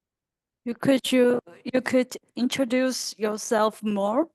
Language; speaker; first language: English; non-native, learner; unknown